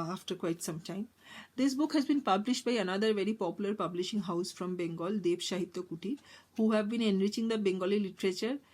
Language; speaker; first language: English; non-native, local second language; Bangla